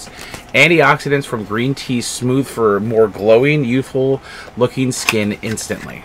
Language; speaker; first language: English; native; English